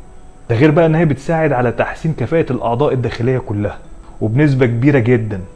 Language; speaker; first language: Arabic; native; Arabic